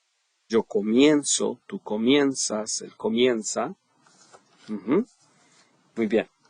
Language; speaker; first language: Spanish; non-native, fluent; English